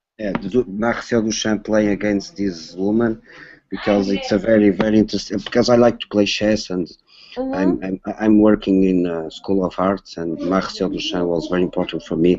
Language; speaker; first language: English; non-native, learner; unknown